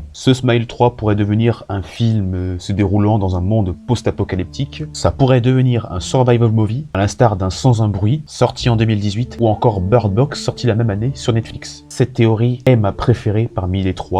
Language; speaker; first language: French; native; French